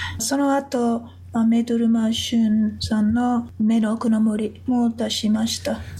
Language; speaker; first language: Japanese; non-native, fluent; English